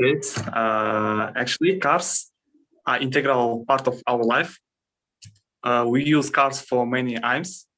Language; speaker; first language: English; non-native, learner; Kazakh